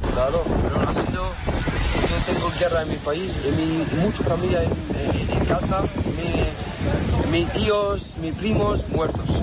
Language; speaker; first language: Spanish; non-native, learner; Arabic